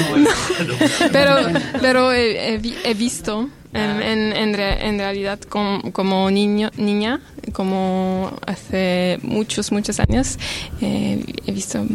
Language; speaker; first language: Spanish; non-native, learner; French